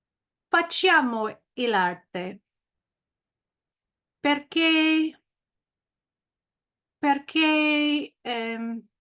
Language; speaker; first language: Italian; non-native, learner; English